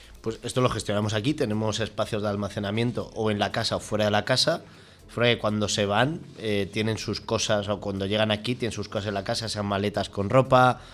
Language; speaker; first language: Spanish; native; Spanish